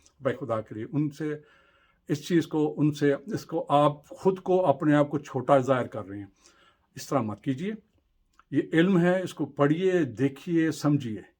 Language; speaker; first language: Urdu; native; Urdu